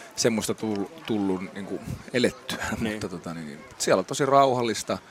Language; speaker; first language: Finnish; native; Finnish